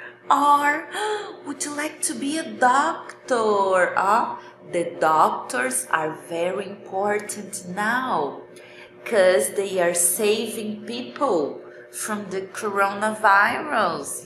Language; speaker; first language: English; non-native, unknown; Portuguese